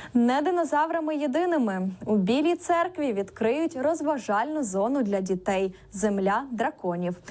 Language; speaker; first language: Ukrainian; native; Ukrainian